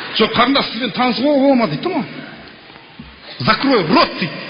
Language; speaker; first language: Kazakh; native; Kazakh